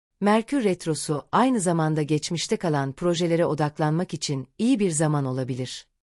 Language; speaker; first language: Turkish; native; Turkish